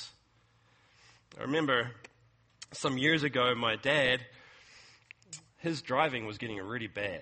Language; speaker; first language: English; native; English